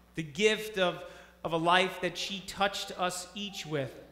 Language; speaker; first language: English; native; English